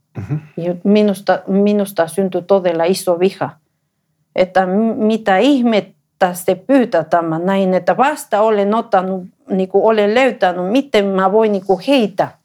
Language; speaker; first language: Finnish; non-native, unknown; Spanish